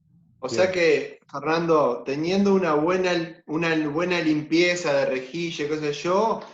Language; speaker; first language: Spanish; native; Spanish